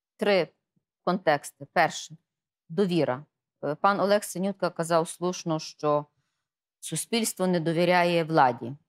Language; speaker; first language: Ukrainian; native; Ukrainian